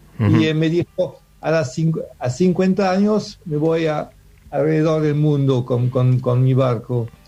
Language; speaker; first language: Spanish; non-native, learner; French